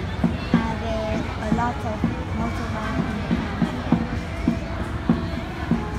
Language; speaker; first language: English; non-native, learner; Vietnamese